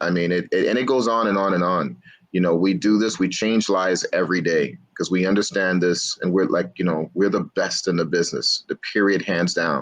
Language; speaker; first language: English; native; English